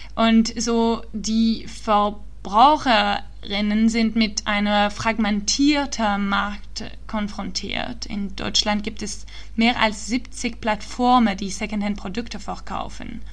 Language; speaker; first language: German; early bilingual, heritage; German